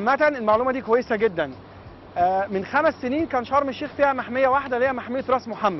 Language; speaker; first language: Arabic; native; Arabic